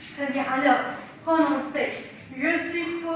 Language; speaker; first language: French; non-native, fluent; Spanish